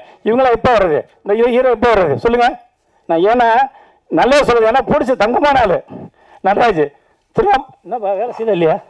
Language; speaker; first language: Tamil; native; Tamil